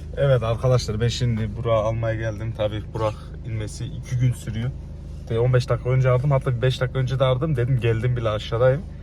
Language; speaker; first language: Turkish; early bilingual, heritage; Turkish